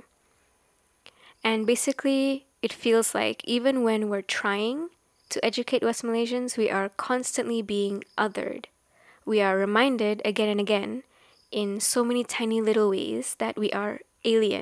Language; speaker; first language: English; non-native, local second language; Malay